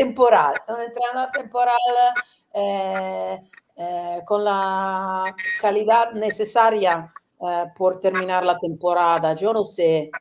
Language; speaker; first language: Spanish; non-native, learner; Italian